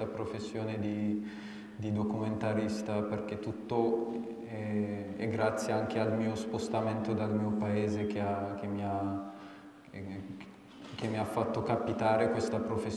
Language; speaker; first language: Italian; non-native, fluent; Amharic